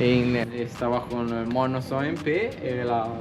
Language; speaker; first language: Spanish; non-native, learner; Italian